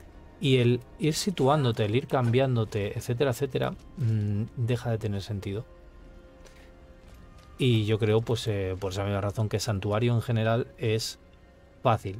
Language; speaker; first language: Spanish; native; Spanish